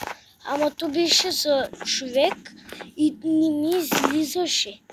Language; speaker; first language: Bulgarian; non-native, local second language; Turkish